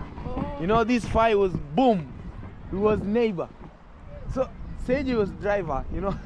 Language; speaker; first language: English; non-native, learner; Swahili